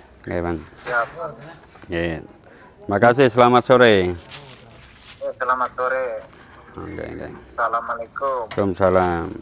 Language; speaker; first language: Indonesian; non-native, local second language; Javanese